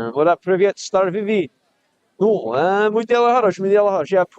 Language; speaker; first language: Russian; non-native, learner; English